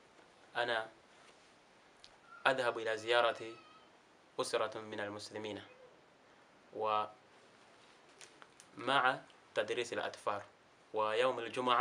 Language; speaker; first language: Arabic; non-native, learner; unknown